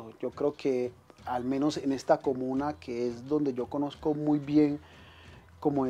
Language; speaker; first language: Spanish; native; Spanish